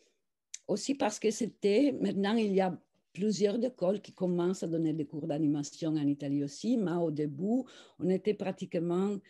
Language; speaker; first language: French; non-native, fluent; Italian